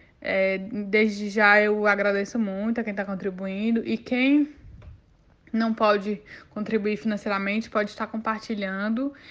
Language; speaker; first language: Portuguese; native; Portuguese